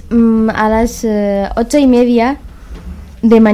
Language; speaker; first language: Spanish; non-native, learner; Urdu